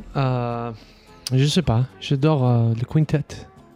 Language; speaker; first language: French; non-native, learner; Spanish